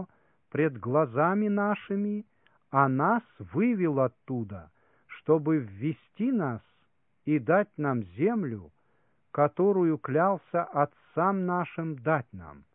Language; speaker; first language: Russian; native; Russian